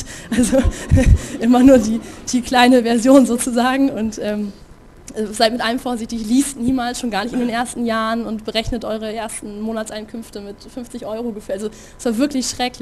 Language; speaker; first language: German; native; German